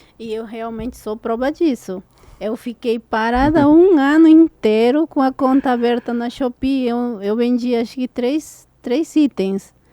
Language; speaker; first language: Portuguese; non-native, fluent; Spanish